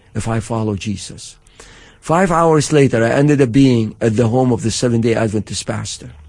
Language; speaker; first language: English; non-native, fluent; Arabic